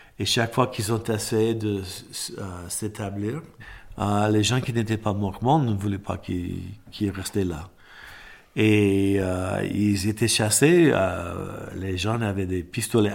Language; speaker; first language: French; non-native, fluent; English